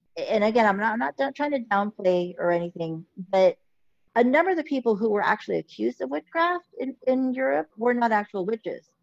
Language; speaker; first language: English; early bilingual, other home language; Filipino